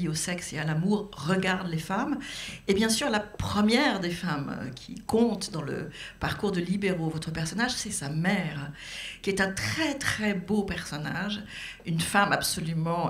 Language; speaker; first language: French; native; French